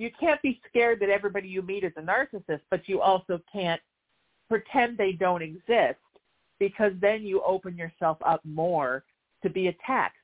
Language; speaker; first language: English; native; English